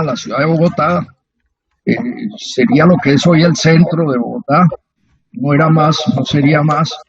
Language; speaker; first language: Spanish; native; Spanish